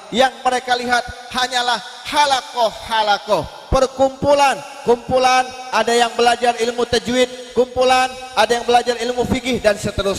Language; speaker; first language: Indonesian; native; Indonesian